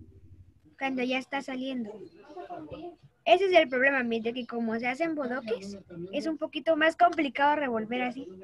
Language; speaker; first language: Spanish; native; Spanish